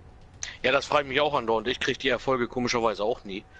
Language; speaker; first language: German; native; German